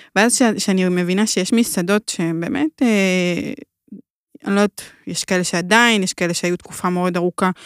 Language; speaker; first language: Hebrew; native; Hebrew